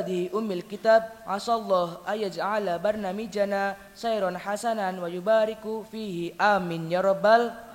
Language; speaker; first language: Arabic; non-native, learner; Indonesian